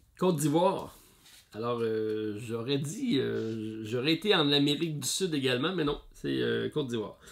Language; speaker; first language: French; native; French